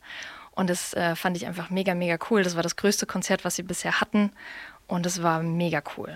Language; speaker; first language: German; native; German